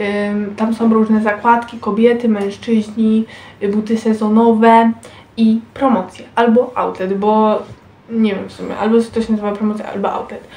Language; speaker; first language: Polish; native; Polish